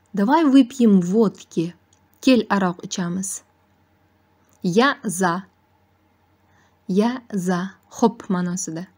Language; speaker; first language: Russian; non-native, fluent; Uzbek